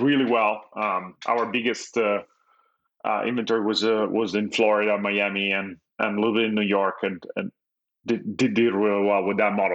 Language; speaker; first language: English; non-native, fluent; Italian